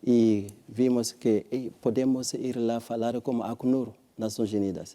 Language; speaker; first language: Portuguese; non-native, learner; French